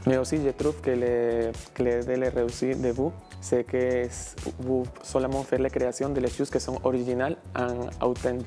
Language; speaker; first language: French; non-native, learner; Spanish